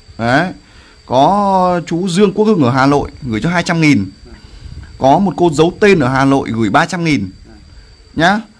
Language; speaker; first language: Vietnamese; native; Vietnamese